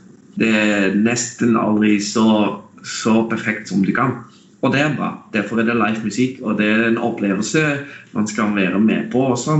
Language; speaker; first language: Norwegian; non-native, fluent; Dutch